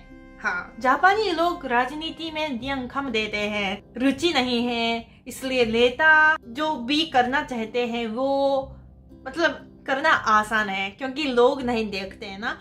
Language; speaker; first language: Hindi; non-native, fluent; Japanese